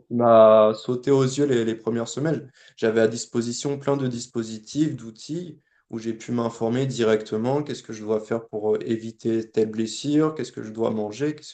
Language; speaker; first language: French; native; French